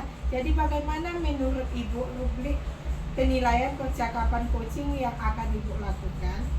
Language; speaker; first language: Indonesian; native; Indonesian